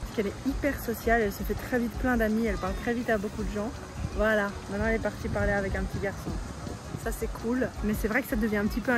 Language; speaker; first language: French; native; French